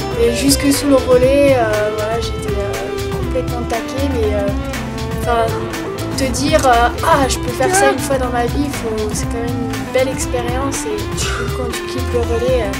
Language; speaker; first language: French; native; French